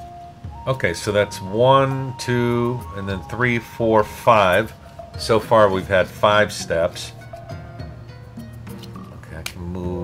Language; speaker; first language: English; native; English